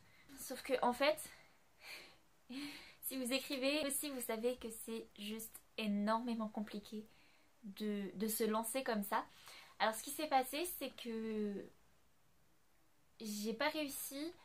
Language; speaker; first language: French; native; French